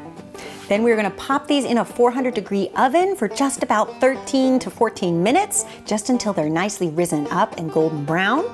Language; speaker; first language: English; native; English